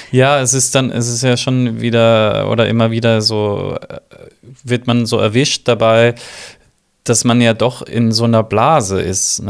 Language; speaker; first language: German; native; German